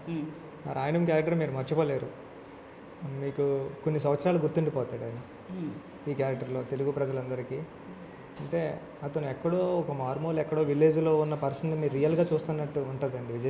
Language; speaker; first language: Telugu; native; Telugu